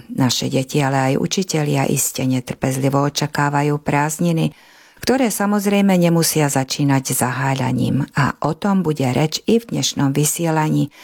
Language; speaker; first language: Slovak; early bilingual, heritage; Slovak